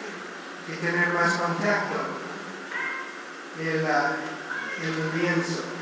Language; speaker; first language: Spanish; non-native, learner; English